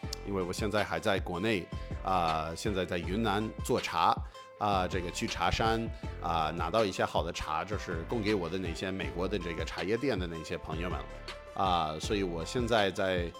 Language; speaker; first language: Chinese; non-native, fluent; English